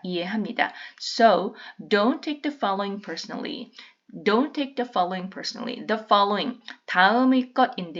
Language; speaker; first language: English; non-native, fluent; Korean